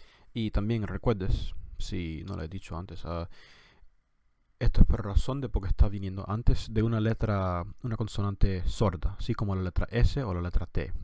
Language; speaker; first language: Spanish; non-native, fluent; English